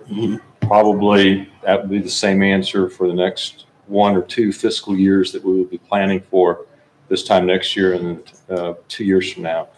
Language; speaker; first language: English; native; English